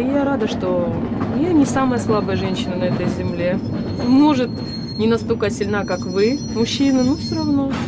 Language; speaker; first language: Russian; native; Russian